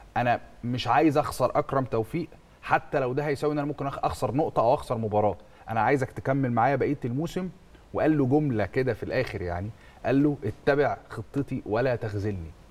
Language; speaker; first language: Egyptian Arabic; native; Egyptian Arabic